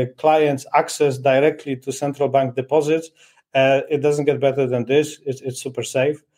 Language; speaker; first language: English; non-native, fluent; Polish